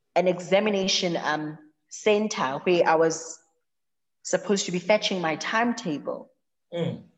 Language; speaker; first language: English; non-native, local second language; Zulu